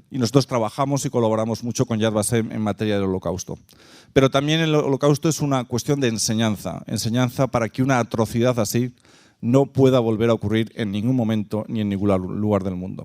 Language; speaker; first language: Spanish; native; Spanish